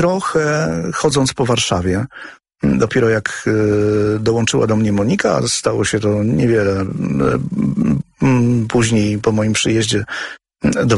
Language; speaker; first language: Polish; native; Polish